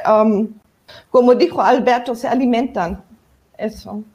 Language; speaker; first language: Spanish; non-native, fluent; German